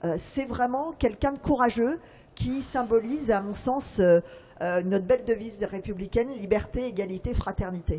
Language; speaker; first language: French; native; French